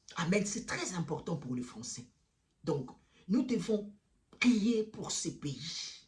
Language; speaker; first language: French; early bilingual, other home language; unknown